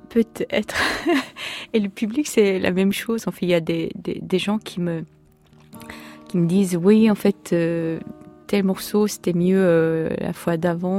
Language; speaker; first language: French; non-native, fluent; Korean